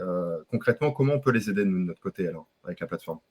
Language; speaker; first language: French; native; French